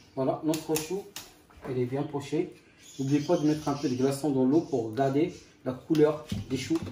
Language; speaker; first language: French; non-native, local second language; Arabic